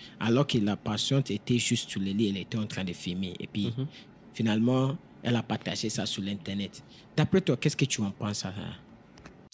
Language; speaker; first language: French; non-native, fluent; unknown